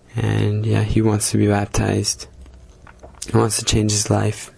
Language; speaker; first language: English; native; English